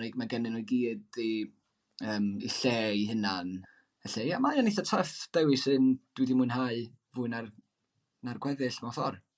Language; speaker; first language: Welsh; native; Welsh